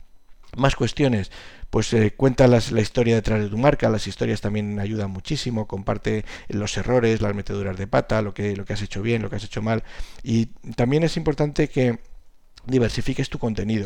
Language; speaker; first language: Spanish; native; Spanish